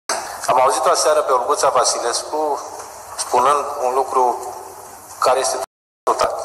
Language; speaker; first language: Romanian; native; Romanian